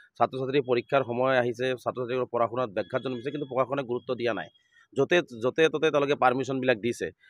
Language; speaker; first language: Assamese; non-native, local second language; Bangla